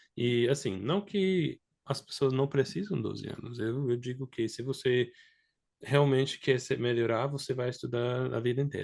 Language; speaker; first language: Portuguese; non-native, fluent; English